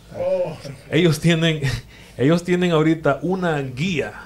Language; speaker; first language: Spanish; native; Spanish